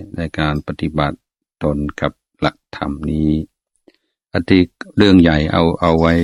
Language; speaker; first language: Thai; non-native, fluent; English